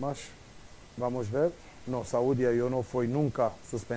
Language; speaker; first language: Portuguese; non-native, fluent; Romanian